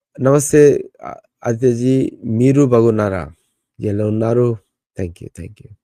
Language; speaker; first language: Hindi; native; Hindi